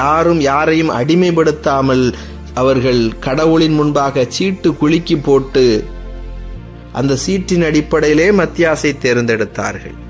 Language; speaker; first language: Tamil; native; Tamil